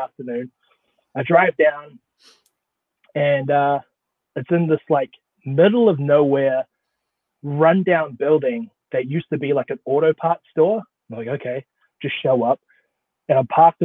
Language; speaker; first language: English; native; English